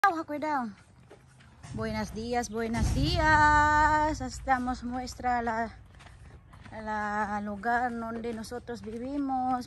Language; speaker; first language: Spanish; non-native, learner; Filipino